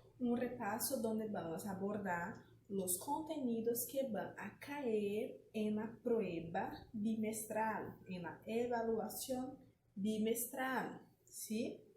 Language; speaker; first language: Spanish; non-native, fluent; Portuguese